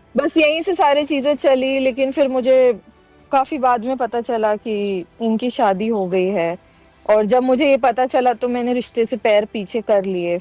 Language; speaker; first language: Hindi; native; Hindi